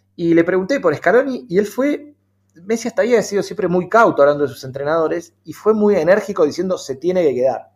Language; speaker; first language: Spanish; native; Spanish